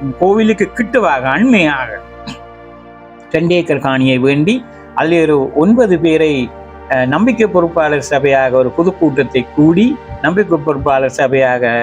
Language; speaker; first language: Tamil; native; Tamil